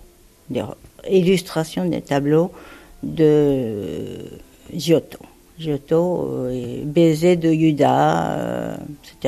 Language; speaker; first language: French; non-native, fluent; Japanese